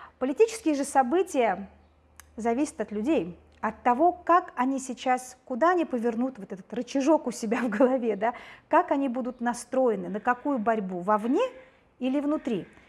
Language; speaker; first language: Russian; native; Russian